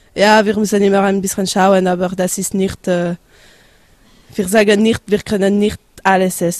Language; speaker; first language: German; non-native, local second language; French